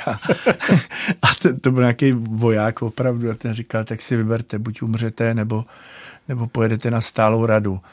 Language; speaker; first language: Czech; native; Czech